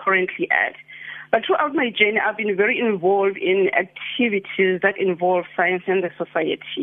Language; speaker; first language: English; non-native, local second language; Xhosa